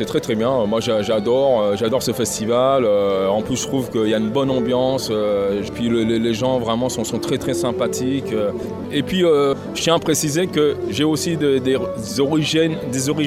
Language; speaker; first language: French; native; French